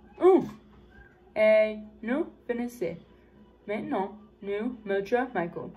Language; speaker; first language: French; non-native, learner; English